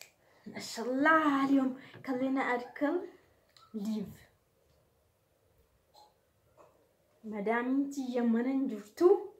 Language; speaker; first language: Arabic; non-native, learner; Oromo